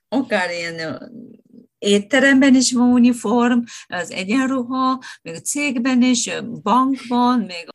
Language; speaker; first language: Hungarian; non-native, fluent; Japanese